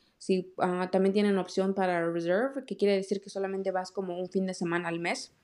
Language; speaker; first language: Spanish; native; Spanish